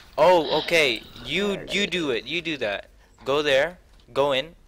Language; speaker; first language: English; native; English